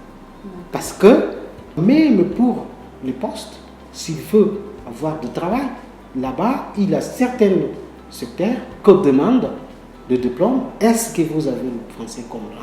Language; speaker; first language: French; non-native, learner; Portuguese